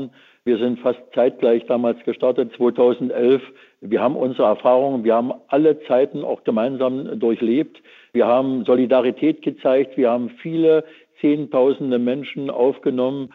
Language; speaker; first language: German; native; German